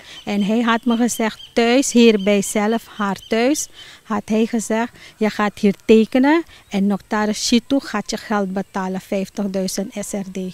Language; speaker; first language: Dutch; non-native, local second language; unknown